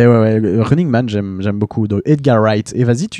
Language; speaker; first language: French; native; French